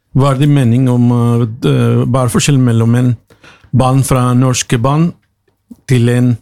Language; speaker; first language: Norwegian; non-native, learner; Spanish